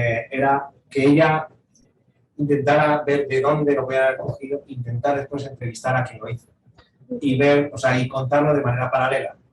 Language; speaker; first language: Spanish; native; Spanish